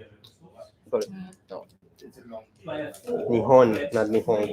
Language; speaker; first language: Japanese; non-native, learner; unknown